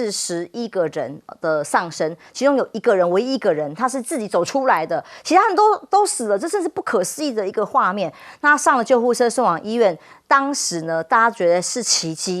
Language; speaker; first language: Chinese; native; Chinese